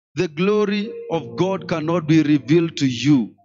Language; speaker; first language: English; non-native, local second language; Swahili